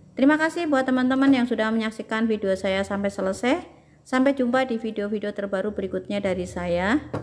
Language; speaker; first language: Indonesian; non-native, local second language; Javanese